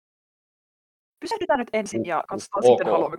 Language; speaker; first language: Finnish; native; Finnish